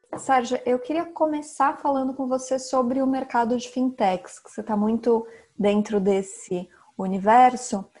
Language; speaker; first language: Portuguese; native; Portuguese